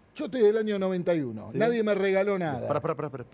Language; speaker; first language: Spanish; native; Spanish